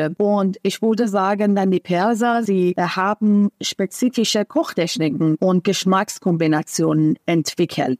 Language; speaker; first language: German; non-native, fluent; Persian